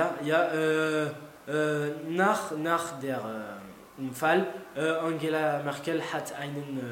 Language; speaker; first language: German; non-native, learner; French